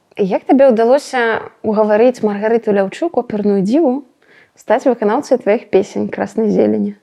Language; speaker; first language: Belarusian; native; Belarusian